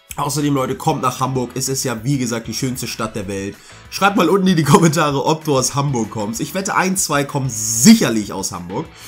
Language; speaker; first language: German; early bilingual, heritage; German